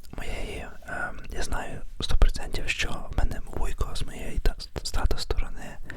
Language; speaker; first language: Ukrainian; early bilingual, heritage; Ukrainian